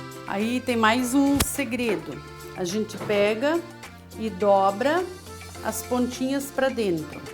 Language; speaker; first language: Portuguese; native; Portuguese